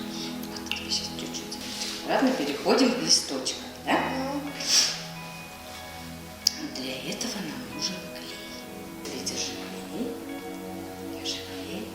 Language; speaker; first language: Russian; native; Russian